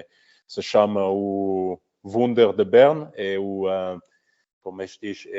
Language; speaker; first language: Portuguese; early bilingual, heritage; Portuguese